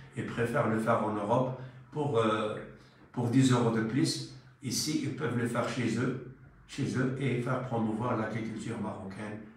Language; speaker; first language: French; non-native, local second language; Arabic